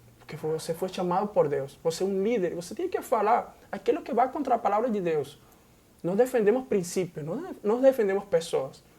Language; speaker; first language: Portuguese; non-native, fluent; Spanish